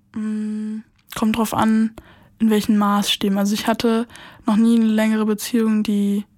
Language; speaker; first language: German; native; German